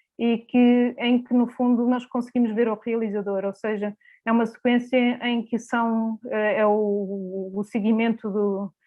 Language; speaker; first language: Portuguese; native; Portuguese